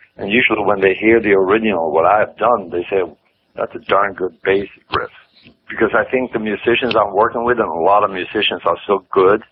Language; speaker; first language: English; non-native, fluent; Swedish